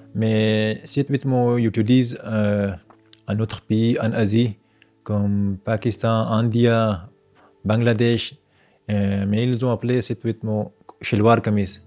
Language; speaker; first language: French; non-native, learner; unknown